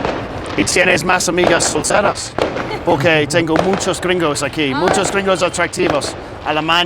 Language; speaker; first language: Spanish; non-native, learner; English